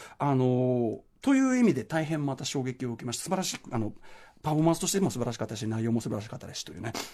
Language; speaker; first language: Japanese; native; Japanese